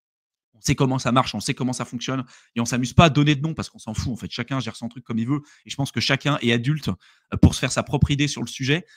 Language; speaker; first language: French; native; French